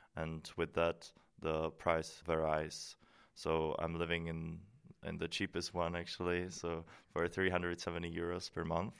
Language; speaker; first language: English; non-native, fluent; Czech